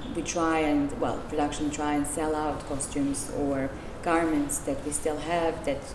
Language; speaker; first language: English; non-native, fluent; Serbian